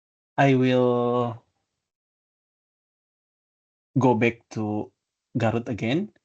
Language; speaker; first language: English; non-native, learner; Indonesian